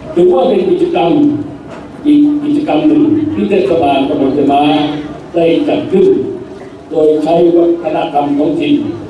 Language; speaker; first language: Thai; native; Thai